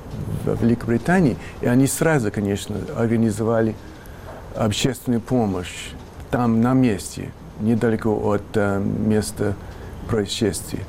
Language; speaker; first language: Russian; non-native, fluent; English